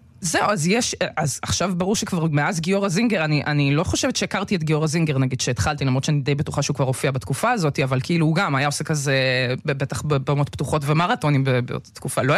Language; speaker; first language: Hebrew; early bilingual, other home language; Russian